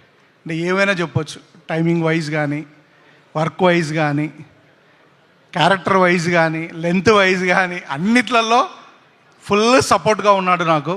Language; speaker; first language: Telugu; native; Telugu